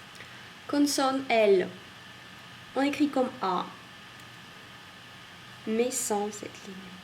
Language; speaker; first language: French; non-native, fluent; Russian